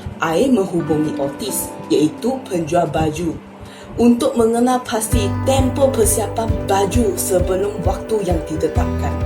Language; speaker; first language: Malay; non-native, local second language; Chinese